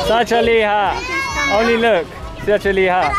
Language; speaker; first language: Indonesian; non-native, learner; English